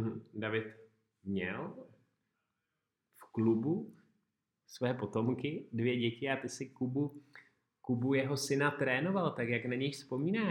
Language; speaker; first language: Czech; native; Czech